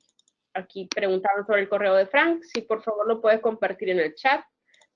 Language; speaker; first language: Spanish; native; Spanish